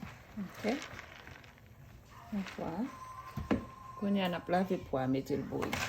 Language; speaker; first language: French; non-native, learner; Haitian Creole